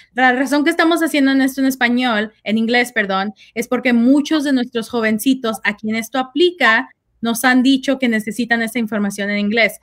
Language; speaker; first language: Spanish; early bilingual, heritage; Spanish